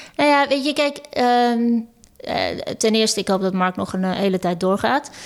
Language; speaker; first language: Dutch; early bilingual, other home language; Turkish